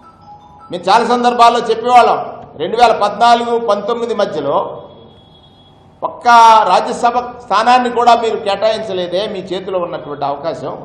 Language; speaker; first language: Telugu; native; Telugu